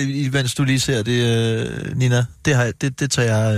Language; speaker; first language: Danish; native; Danish